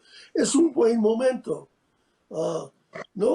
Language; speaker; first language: Spanish; non-native, fluent; English